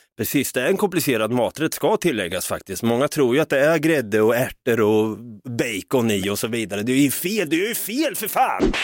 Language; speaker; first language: Swedish; native; Swedish